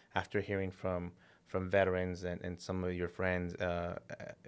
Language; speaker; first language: English; early bilingual, other home language; Spanish